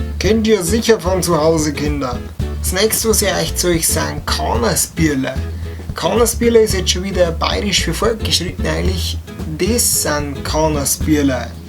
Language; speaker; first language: German; native; German